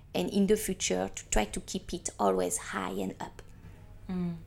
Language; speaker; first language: English; non-native, fluent; French